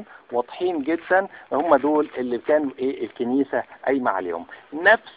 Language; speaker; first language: Arabic; native; Arabic